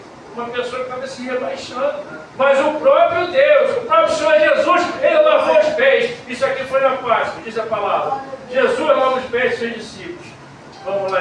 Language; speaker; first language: Portuguese; native; Portuguese